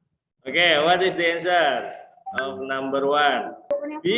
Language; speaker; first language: English; non-native, fluent; Indonesian